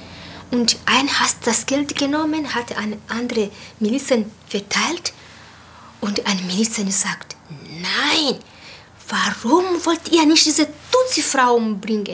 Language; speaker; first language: German; non-native, learner; Kinyarwanda